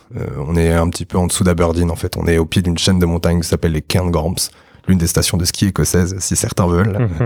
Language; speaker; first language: French; native; French